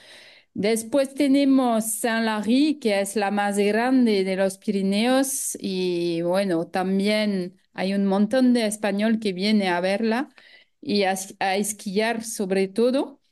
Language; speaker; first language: Spanish; non-native, fluent; French